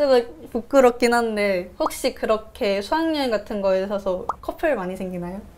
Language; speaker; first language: Korean; native; Korean